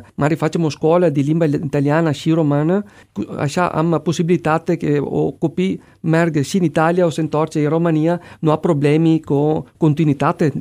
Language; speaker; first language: Romanian; non-native, learner; Italian